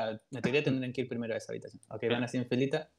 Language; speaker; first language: Spanish; native; Spanish